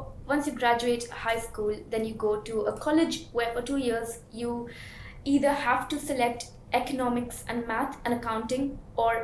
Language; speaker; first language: English; non-native, local second language; Hindi